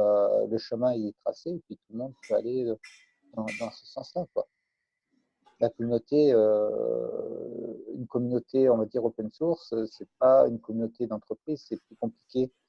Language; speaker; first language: French; native; French